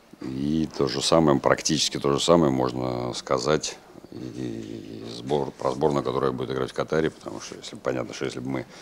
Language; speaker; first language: Russian; native; Russian